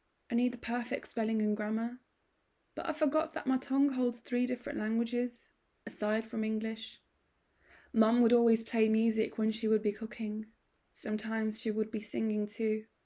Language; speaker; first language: English; early bilingual, other home language; Punjabi